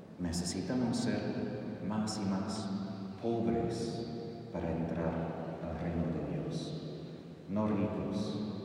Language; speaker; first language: Spanish; non-native, fluent; English